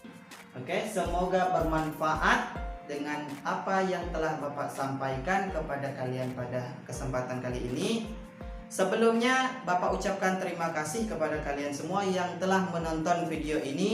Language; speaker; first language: Indonesian; native; Indonesian